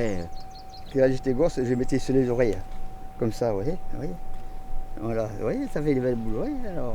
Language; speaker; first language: French; native; French